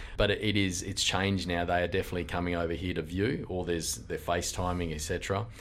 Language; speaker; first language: English; native; English